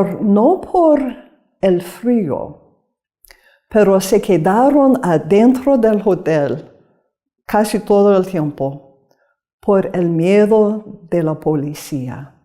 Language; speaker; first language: Spanish; non-native, learner; English